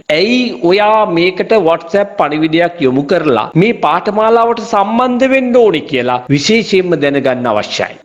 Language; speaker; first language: Sinhala; native; Sinhala